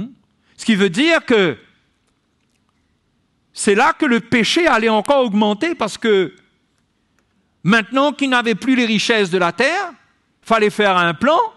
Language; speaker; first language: French; native; French